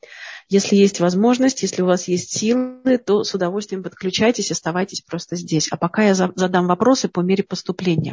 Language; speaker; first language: Russian; native; Russian